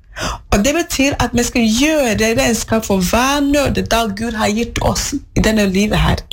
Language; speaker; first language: Norwegian; non-native, learner; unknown